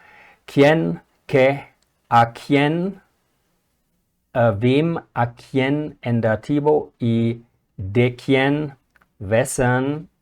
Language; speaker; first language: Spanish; non-native, fluent; German